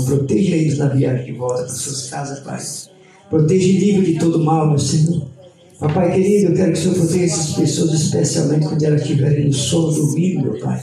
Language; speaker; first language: Portuguese; native; Portuguese